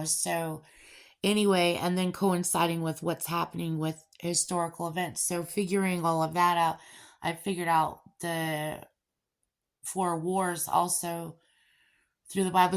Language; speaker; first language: English; native; English